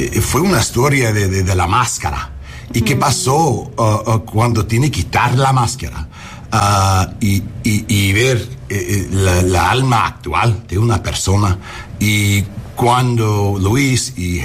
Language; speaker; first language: Spanish; early bilingual, heritage; English